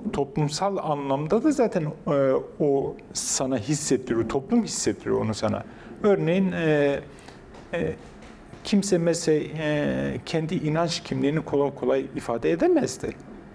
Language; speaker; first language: Turkish; non-native, local second language; Kurdish